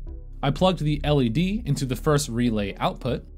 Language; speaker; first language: English; native; English